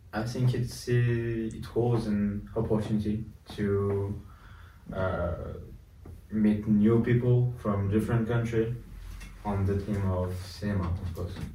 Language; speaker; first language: English; non-native, learner; French